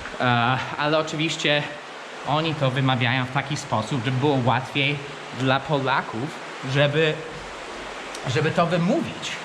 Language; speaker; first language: Polish; non-native, fluent; English